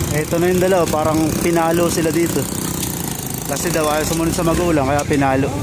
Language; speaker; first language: Filipino; native; Filipino